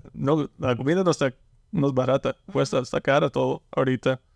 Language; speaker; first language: Spanish; early bilingual, heritage; Spanish